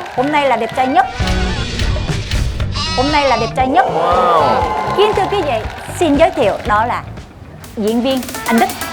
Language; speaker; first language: Vietnamese; non-native, fluent; Korean